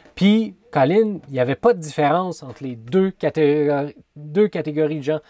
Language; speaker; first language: French; native; French